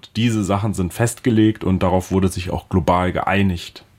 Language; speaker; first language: German; native; German